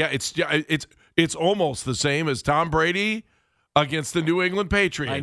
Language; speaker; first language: English; native; English